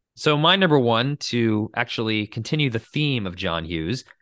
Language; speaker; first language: English; native; English